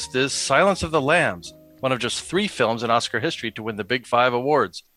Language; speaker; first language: English; native; English